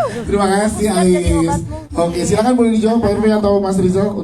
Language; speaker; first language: Indonesian; native; Indonesian